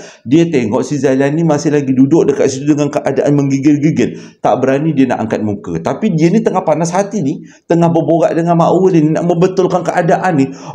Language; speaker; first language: Malay; native; Malay